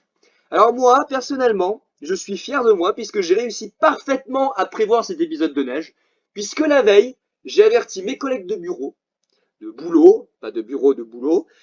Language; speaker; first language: French; native; French